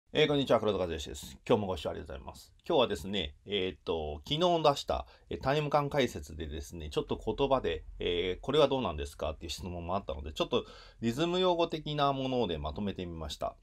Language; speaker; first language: Japanese; native; Japanese